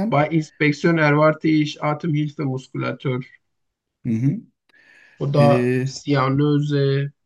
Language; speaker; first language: German; non-native, learner; Turkish